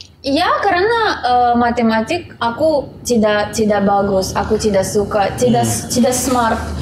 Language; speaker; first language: Indonesian; non-native, learner; Russian